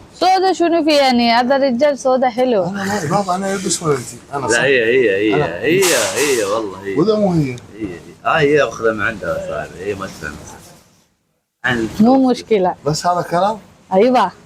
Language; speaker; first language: Arabic; non-native, learner; Telugu